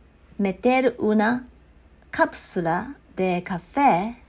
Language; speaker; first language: Spanish; non-native, learner; Japanese